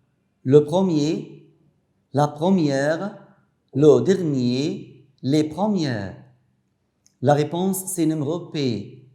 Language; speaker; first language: French; non-native, fluent; Arabic